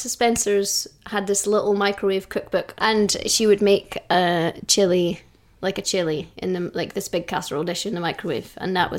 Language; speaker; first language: English; native; English